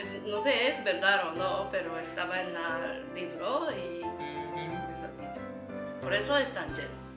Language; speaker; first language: Spanish; non-native, learner; Japanese